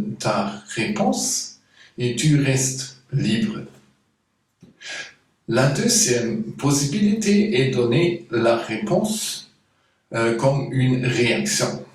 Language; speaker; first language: French; non-native, fluent; German